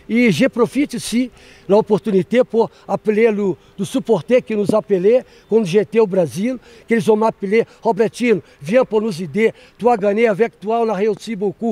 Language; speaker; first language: French; non-native, learner; Portuguese